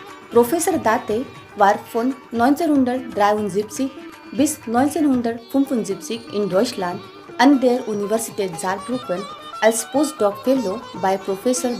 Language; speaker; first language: German; non-native, fluent; Marathi